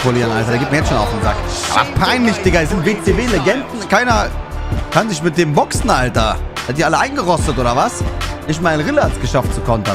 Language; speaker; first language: German; native; German